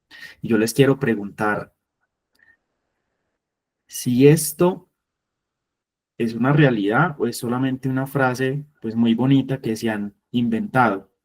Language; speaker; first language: Spanish; native; Spanish